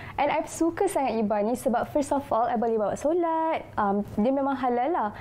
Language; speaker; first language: Malay; native; Malay